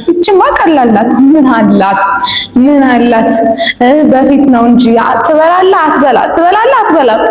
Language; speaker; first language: Amharic; native; Amharic